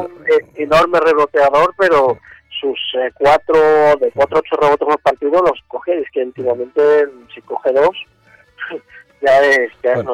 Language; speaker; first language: Spanish; native; Spanish